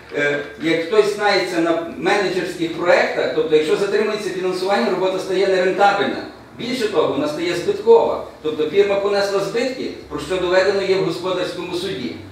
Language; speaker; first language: Ukrainian; native; Ukrainian